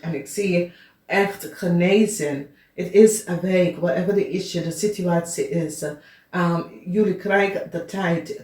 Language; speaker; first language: Dutch; non-native, fluent; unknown